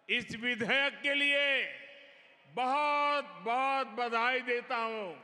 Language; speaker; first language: Hindi; non-native, local second language; Gujarati